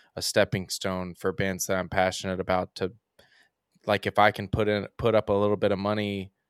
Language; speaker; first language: English; native; English